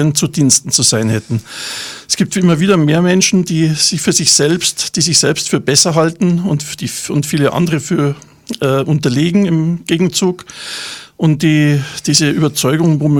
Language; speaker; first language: German; native; German